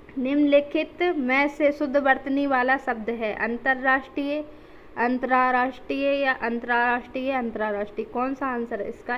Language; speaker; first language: Hindi; native; Hindi